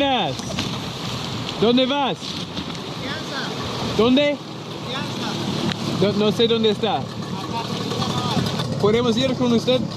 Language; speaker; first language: Spanish; non-native, learner; English